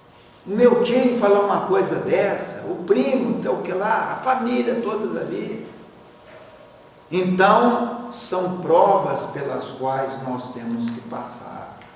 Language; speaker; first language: Portuguese; native; Portuguese